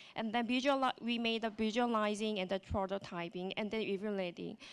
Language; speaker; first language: English; non-native, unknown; Korean